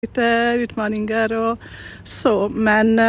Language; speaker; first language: Swedish; non-native, fluent; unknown